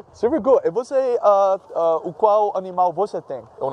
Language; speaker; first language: Portuguese; non-native, learner; Dutch